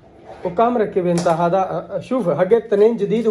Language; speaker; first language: Arabic; non-native, learner; Urdu